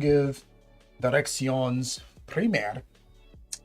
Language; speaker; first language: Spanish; non-native, learner; English